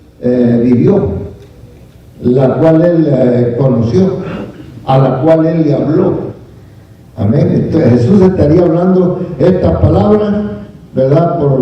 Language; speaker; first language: Spanish; native; Spanish